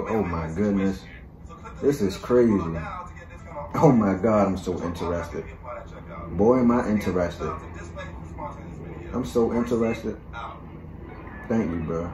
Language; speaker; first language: English; native; English